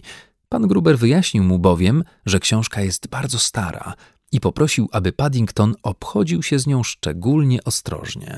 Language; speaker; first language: Polish; native; Polish